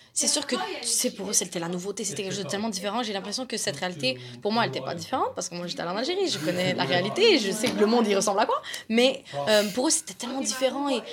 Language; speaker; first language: French; native; French